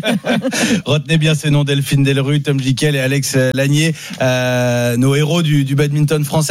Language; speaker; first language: French; native; French